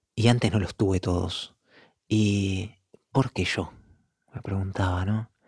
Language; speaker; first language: Spanish; native; Spanish